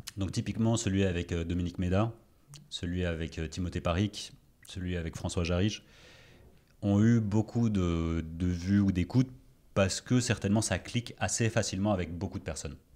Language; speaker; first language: French; early bilingual, other home language; Greek